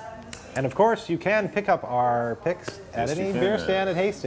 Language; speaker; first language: English; native; English